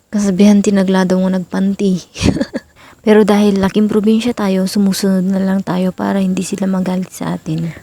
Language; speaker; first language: Filipino; non-native, local second language; Iloko